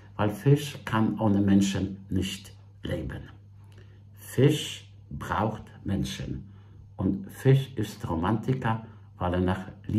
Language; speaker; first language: German; non-native, fluent; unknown